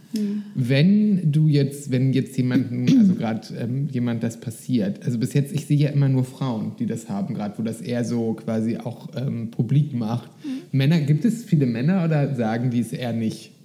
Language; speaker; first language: German; native; German